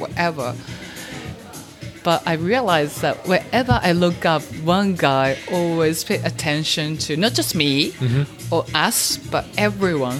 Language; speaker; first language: English; non-native, fluent; Japanese